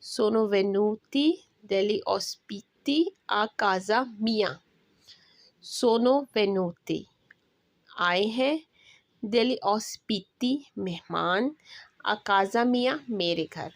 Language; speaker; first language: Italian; non-native, learner; Urdu